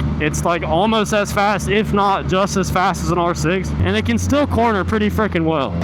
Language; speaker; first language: English; native; English